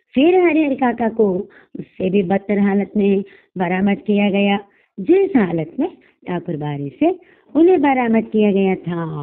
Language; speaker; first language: Hindi; non-native, local second language; Telugu